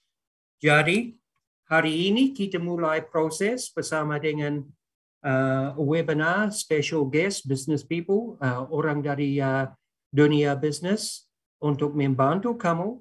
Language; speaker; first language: Indonesian; non-native, fluent; English